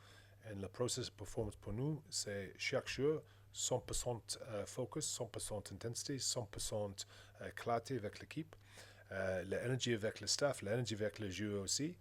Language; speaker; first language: French; non-native, learner; English